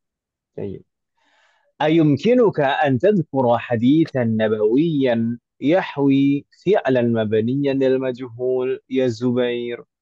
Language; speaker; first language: Arabic; non-native, fluent; Indonesian